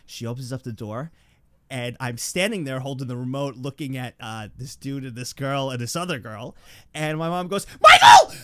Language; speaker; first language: English; native; English